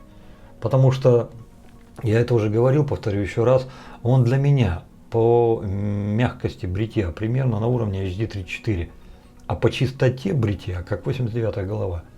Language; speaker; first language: Russian; native; Russian